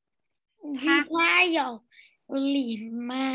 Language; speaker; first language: Chinese; non-native, learner; Vietnamese